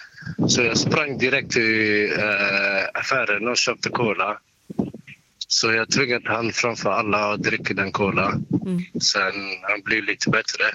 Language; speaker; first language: Swedish; non-native, fluent; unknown